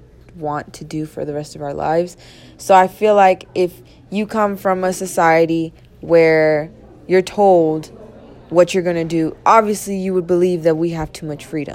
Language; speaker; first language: English; native; English